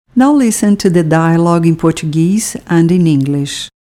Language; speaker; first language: English; non-native, fluent; Portuguese